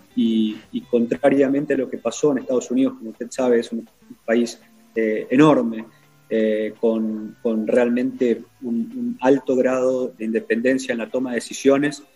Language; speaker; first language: Spanish; native; Spanish